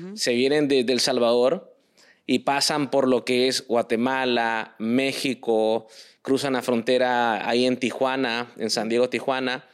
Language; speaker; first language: Spanish; early bilingual, heritage; Spanish